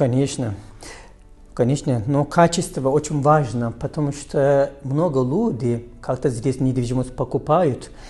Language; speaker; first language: Russian; non-native, learner; Turkish